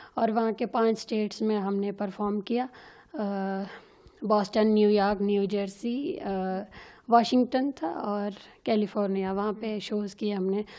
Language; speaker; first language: Hindi; native; Hindi